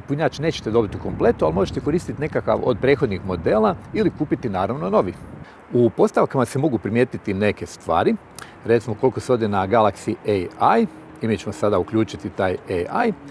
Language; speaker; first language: Croatian; native; Croatian